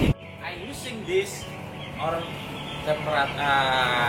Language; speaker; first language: English; non-native, learner; Indonesian